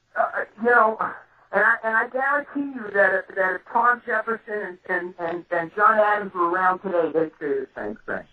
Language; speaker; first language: English; native; English